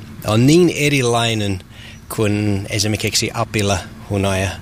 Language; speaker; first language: Finnish; non-native, learner; English